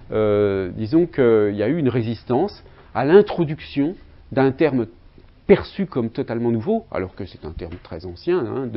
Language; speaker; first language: French; native; French